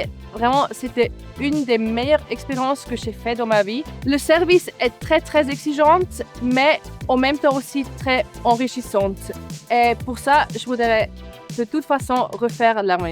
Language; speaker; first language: French; non-native, local second language; German